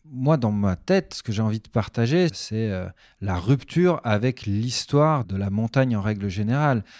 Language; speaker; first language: French; native; French